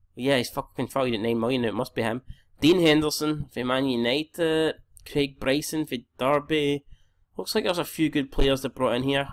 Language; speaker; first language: English; native; English